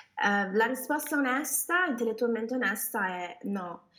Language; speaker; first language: Italian; native; Italian